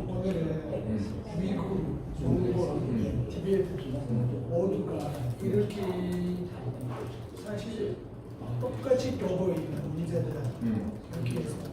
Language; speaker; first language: Korean; non-native, learner; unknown